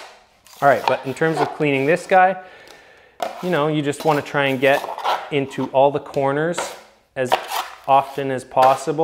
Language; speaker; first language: English; native; English